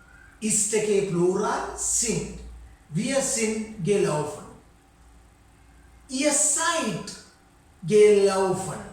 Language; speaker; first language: German; non-native, fluent; Sinhala